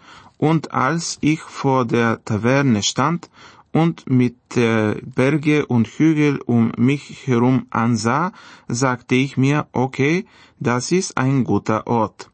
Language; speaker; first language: German; non-native, fluent; Bulgarian